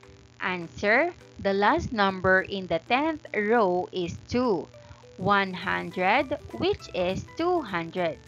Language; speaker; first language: English; non-native, local second language; Filipino